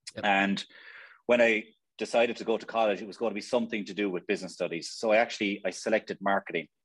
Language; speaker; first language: English; native; English